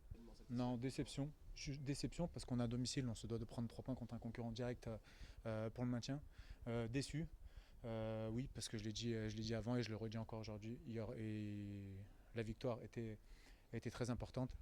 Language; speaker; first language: French; native; French